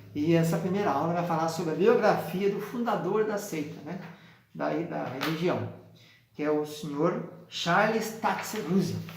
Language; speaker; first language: Portuguese; native; Portuguese